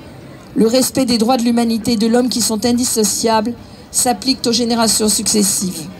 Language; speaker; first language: French; native; French